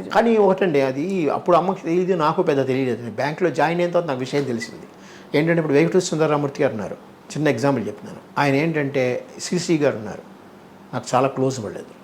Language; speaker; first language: Telugu; native; Telugu